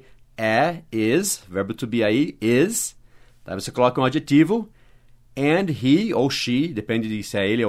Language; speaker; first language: Portuguese; non-native, fluent; English